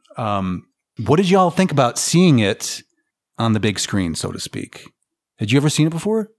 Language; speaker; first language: English; native; English